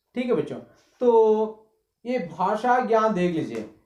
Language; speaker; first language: Hindi; non-native, local second language; Kannada